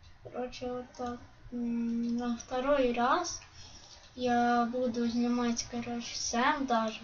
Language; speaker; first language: Russian; non-native, local second language; Ukrainian